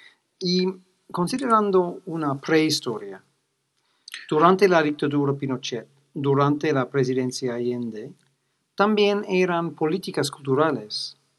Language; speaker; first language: Spanish; non-native, fluent; English